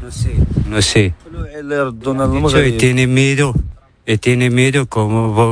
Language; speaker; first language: Spanish; non-native, learner; Arabic